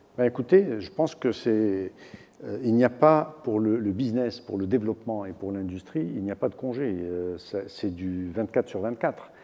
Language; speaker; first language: French; non-native, local second language; Arabic